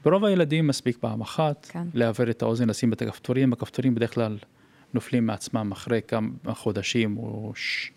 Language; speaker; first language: Hebrew; non-native, local second language; Arabic